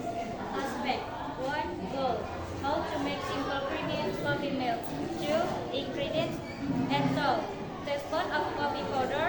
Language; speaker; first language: English; non-native, learner; Indonesian